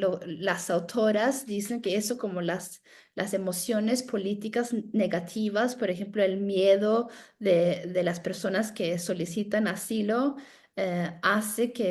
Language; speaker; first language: Spanish; non-native, fluent; Norwegian